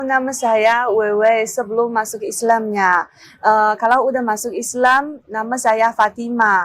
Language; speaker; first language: Indonesian; non-native, learner; Chinese